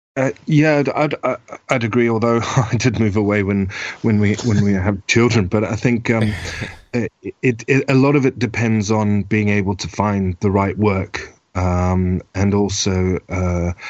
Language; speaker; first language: English; native; English